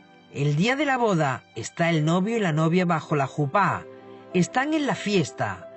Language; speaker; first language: Spanish; native; Spanish